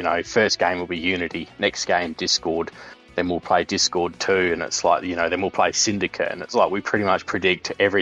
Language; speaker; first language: English; native; English